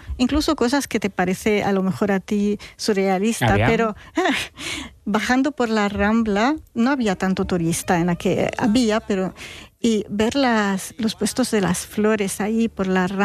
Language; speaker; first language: Spanish; non-native, fluent; Arabic